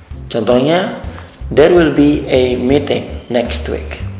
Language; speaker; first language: English; non-native, fluent; Indonesian